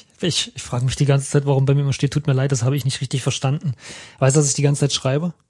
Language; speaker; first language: German; native; German